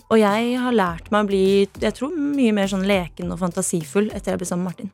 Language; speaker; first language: Norwegian; native; Norwegian